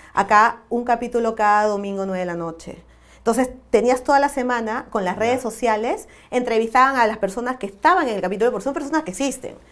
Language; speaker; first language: Spanish; native; Spanish